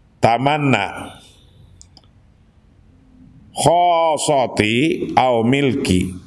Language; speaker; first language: Arabic; non-native, fluent; Indonesian